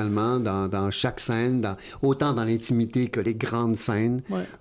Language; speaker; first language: French; native; French